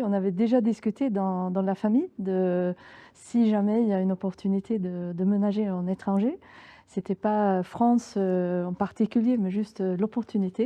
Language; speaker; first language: French; non-native, fluent; Swedish